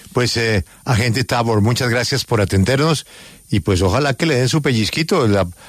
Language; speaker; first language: Spanish; native; Spanish